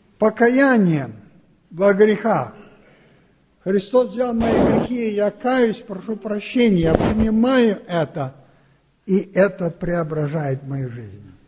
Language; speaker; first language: Russian; early bilingual, heritage; Russian